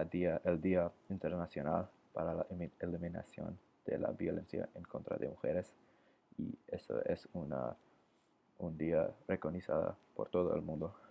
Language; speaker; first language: Spanish; non-native, learner; English